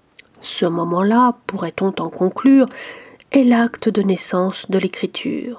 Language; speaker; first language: French; native; French